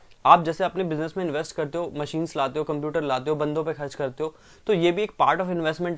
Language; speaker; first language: Hindi; native; Hindi